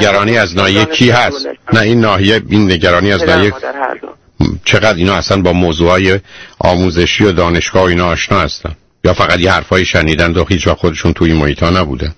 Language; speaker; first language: Persian; native; Persian